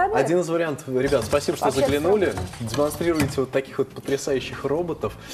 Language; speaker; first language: Russian; native; Russian